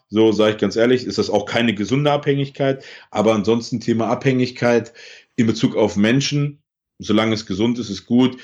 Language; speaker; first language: German; early bilingual, other home language; Russian